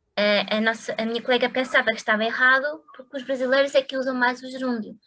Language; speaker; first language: Portuguese; native; Portuguese